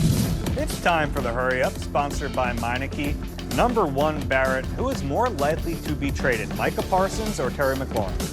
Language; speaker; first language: English; native; English